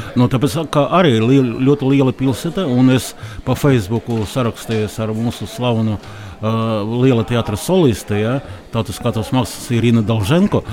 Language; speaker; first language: Latvian; non-native, local second language; Russian